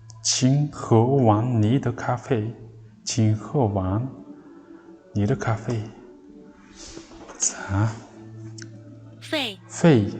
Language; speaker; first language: Chinese; non-native, fluent; Mongolian